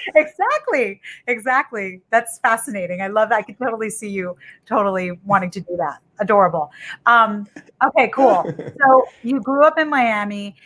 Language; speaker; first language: English; native; English